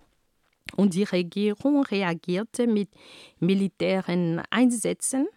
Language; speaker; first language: German; non-native, fluent; Ghomala